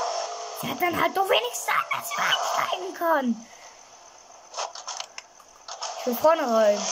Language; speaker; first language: German; native; German